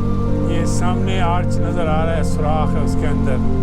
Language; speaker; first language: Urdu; non-native, local second language; Punjabi